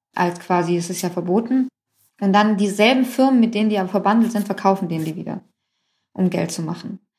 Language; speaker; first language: German; native; German